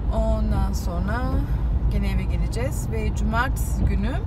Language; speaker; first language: Turkish; early bilingual, heritage; Turkish